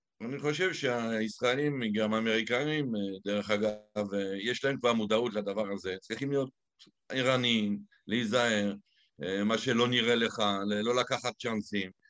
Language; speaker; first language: Hebrew; native; Hebrew